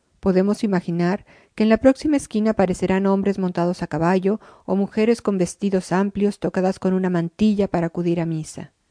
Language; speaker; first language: Spanish; native; Spanish